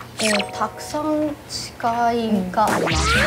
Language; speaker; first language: Japanese; non-native, learner; Chinese